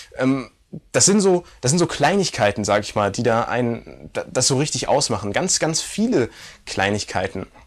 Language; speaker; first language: German; native; German